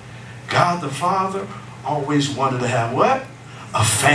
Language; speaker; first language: English; native; English